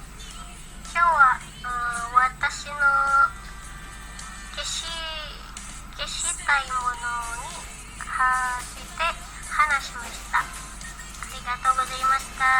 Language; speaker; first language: Japanese; non-native, learner; Indonesian